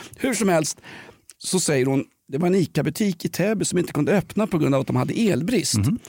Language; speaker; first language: Swedish; native; Swedish